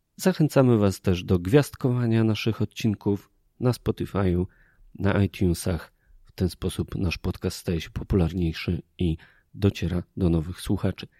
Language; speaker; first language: Polish; native; Polish